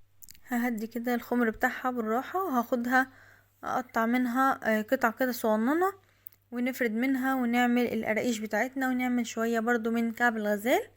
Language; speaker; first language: Arabic; native; Arabic